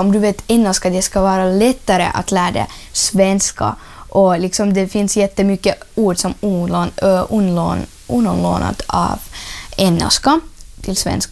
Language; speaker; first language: Swedish; non-native, learner; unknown